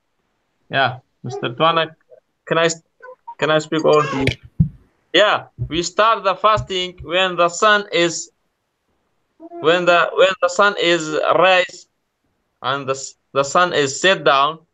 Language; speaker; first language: English; non-native, learner; Kurdish